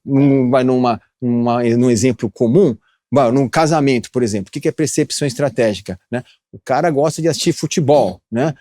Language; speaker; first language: Portuguese; early bilingual, other home language; Japanese